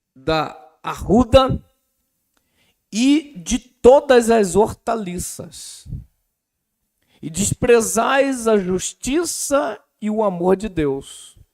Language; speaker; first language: Portuguese; native; Portuguese